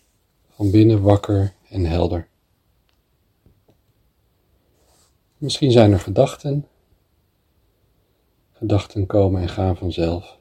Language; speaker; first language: Dutch; native; Dutch